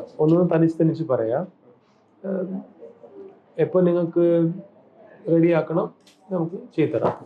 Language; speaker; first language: Malayalam; non-native, local second language; Tamil